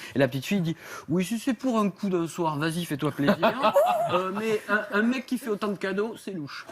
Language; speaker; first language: French; native; French